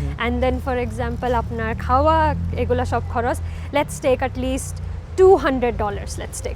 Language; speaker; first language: Bangla; early bilingual, heritage; Bangla